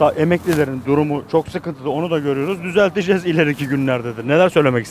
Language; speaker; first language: Turkish; native; Turkish